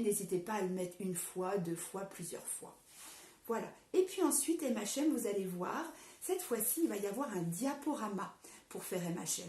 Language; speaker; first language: French; native; French